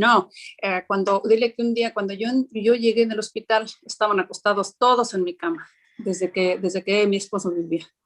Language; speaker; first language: Spanish; native; Spanish